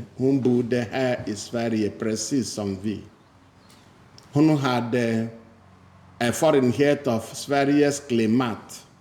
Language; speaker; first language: Swedish; non-native, fluent; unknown